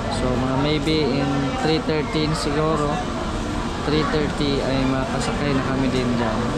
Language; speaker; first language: Filipino; non-native, local second language; Cebuano